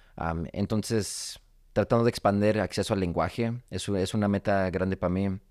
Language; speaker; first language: Spanish; early bilingual, heritage; Spanish